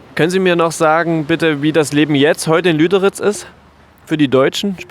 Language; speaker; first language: German; native; German